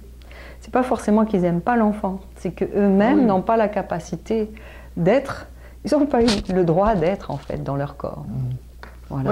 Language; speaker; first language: French; native; French